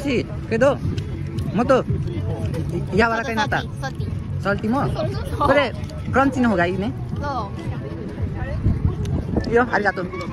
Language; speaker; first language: Japanese; non-native, learner; Nepali